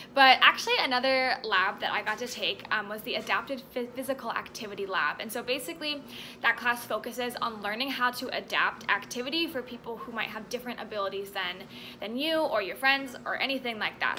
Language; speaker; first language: English; native; English